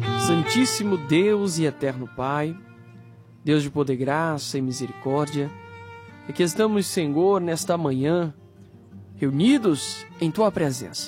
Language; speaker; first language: Portuguese; native; Portuguese